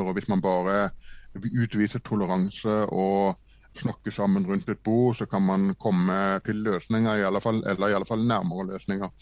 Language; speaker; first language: Norwegian; native; Norwegian